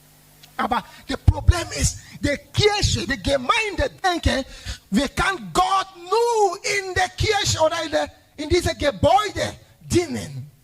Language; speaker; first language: German; non-native, learner; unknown